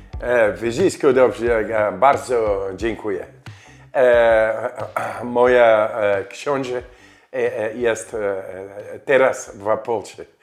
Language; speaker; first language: Polish; non-native, learner; Dutch